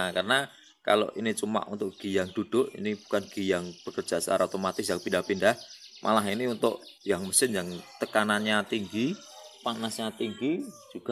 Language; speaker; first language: Indonesian; native; Indonesian